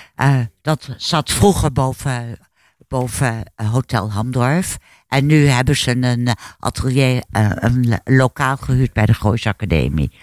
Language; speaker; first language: Dutch; native; Dutch